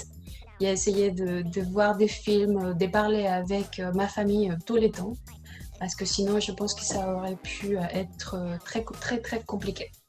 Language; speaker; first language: French; non-native, learner; Spanish